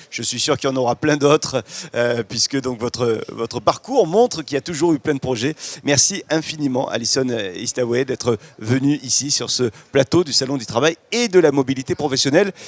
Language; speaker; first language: French; native; French